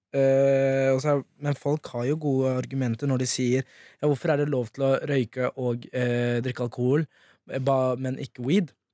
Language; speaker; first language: Norwegian; early bilingual, other home language; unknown